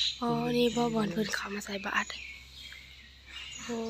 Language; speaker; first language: Thai; non-native, local second language; Lao